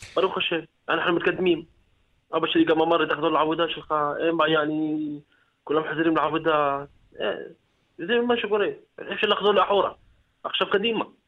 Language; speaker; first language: Hebrew; non-native, local second language; Arabic